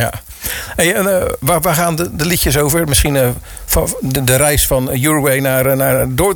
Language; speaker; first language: Dutch; native; Dutch